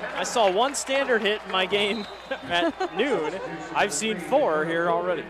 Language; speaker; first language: English; native; English